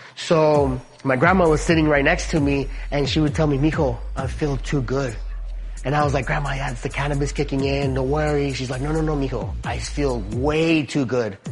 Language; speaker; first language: English; early bilingual, other home language; Spanish